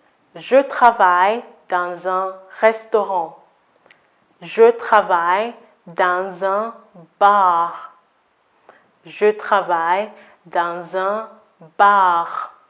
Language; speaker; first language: French; non-native, fluent; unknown